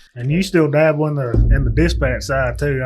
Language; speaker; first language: English; native; English